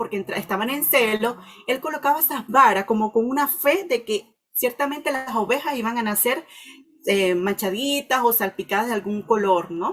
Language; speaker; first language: Spanish; native; Spanish